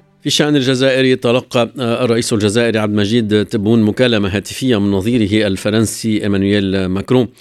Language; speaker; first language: Arabic; native; Arabic